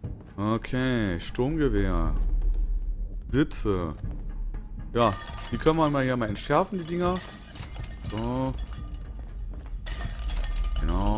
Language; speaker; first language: German; native; German